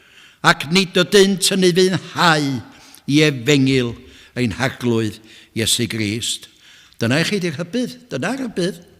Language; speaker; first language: Welsh; native; Welsh